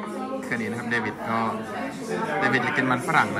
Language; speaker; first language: Thai; native; Thai